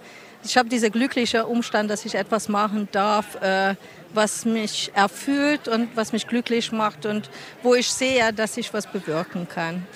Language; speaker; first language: German; non-native, fluent; Hungarian